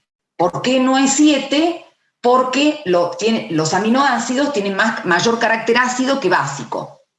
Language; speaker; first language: Spanish; native; Spanish